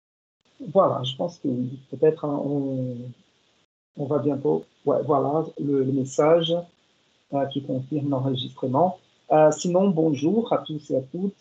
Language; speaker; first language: French; non-native, fluent; Portuguese